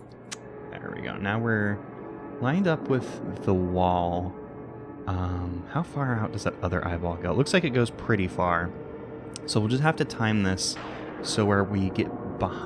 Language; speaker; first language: English; native; English